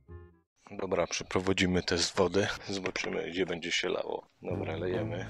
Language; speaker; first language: Polish; native; Polish